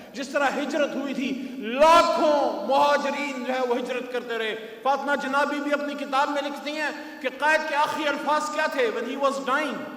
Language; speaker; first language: Urdu; non-native, local second language; Pashto